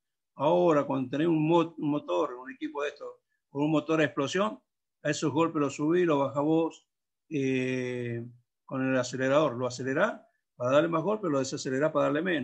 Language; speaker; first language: Spanish; native; Spanish